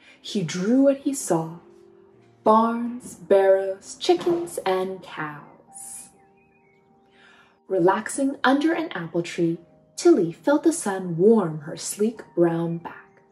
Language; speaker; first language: English; native; English